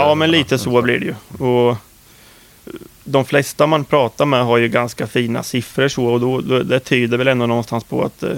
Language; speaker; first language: Swedish; native; Swedish